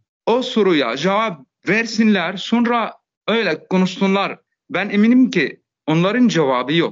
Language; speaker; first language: Turkish; non-native, fluent; Arabic